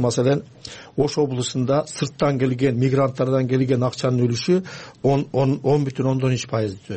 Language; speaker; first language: Kyrgyz; native; Kyrgyz